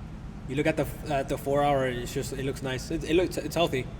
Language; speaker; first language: English; native; English